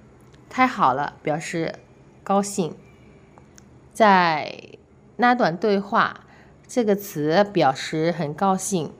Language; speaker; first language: Chinese; non-native, fluent; Indonesian